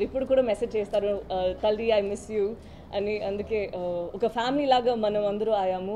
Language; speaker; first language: Telugu; non-native, fluent; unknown